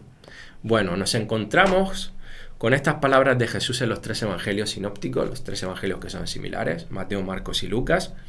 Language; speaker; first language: Spanish; native; Spanish